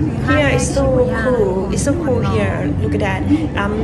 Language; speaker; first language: English; non-native, learner; Thai